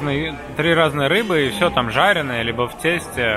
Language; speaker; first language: Russian; native; Russian